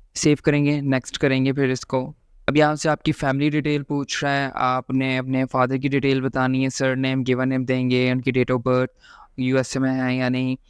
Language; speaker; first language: Urdu; native; Urdu